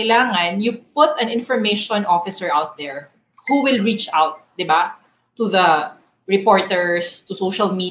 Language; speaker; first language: English; non-native, local second language; Cebuano